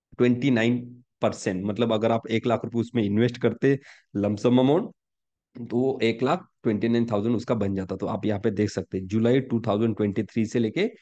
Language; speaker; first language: Hindi; non-native, local second language; Marathi